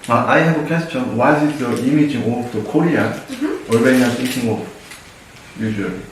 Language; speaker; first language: English; non-native, learner; Korean